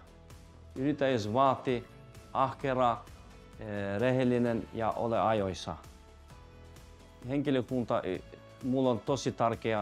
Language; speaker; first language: Finnish; non-native, learner; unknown